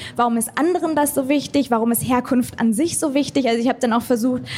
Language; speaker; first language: German; native; German